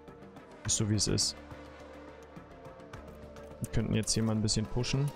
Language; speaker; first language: German; native; German